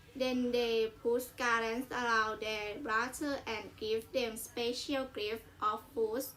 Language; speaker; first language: English; non-native, learner; Thai